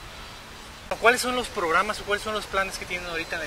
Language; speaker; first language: Spanish; native; Spanish